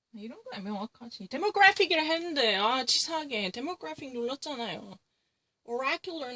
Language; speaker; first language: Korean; early bilingual, heritage; English